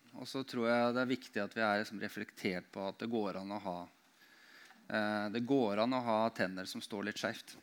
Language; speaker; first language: Norwegian; native; Norwegian